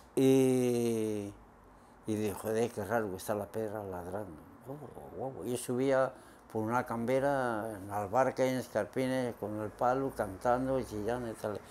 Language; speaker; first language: Spanish; native; Spanish